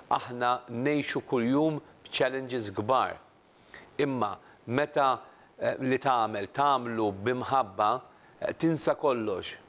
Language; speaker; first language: Maltese; native; Maltese